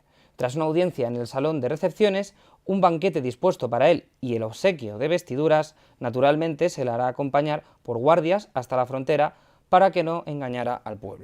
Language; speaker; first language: Spanish; native; Spanish